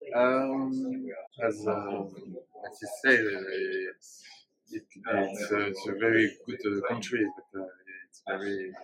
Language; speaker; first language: English; non-native, learner; French